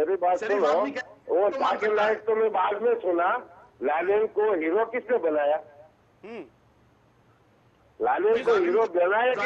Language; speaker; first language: Hindi; non-native, local second language; Gujarati